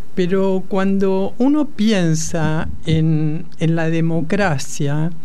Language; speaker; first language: Spanish; native; Spanish